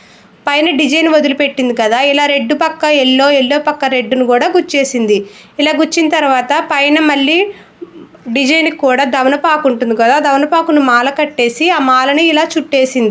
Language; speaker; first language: Telugu; native; Telugu